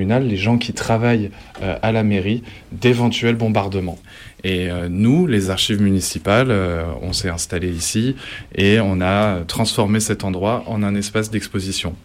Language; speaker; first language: French; native; French